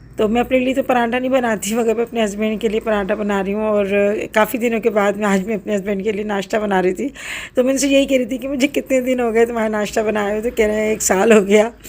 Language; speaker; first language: Urdu; native; Urdu